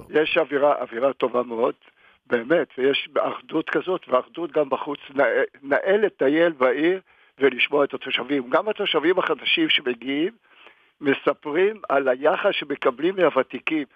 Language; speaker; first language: Hebrew; native; Hebrew